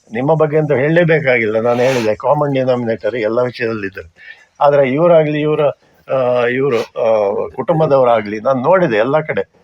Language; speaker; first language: Kannada; non-native, local second language; Konkani